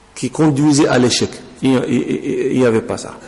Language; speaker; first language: French; non-native, local second language; Arabic